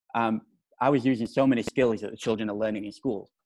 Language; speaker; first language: English; native; English